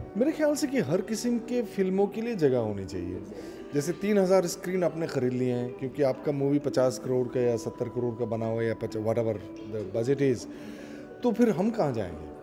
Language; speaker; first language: Hindi; non-native, local second language; Assamese